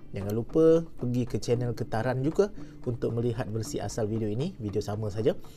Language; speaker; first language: Malay; non-native, local second language; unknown